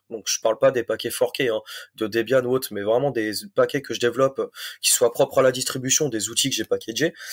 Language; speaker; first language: French; native; French